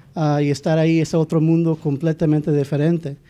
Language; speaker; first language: Spanish; non-native, fluent; English